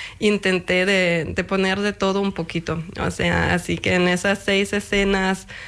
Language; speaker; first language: Spanish; non-native, fluent; German